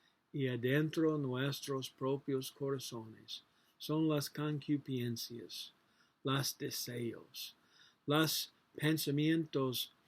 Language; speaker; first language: Spanish; non-native, learner; English